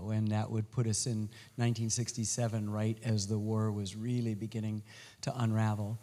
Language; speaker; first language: English; native; English